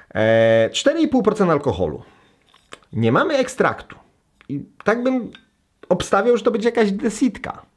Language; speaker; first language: Polish; native; Polish